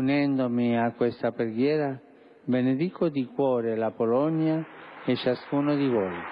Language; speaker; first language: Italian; non-native, fluent; Spanish